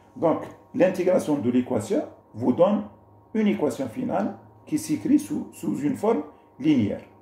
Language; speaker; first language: French; non-native, local second language; Arabic